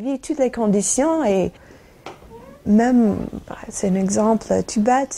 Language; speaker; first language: French; non-native, fluent; English